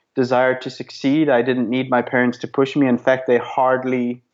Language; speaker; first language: English; native; English